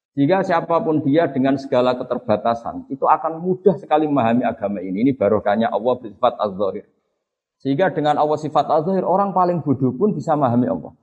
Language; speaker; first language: Indonesian; non-native, local second language; Javanese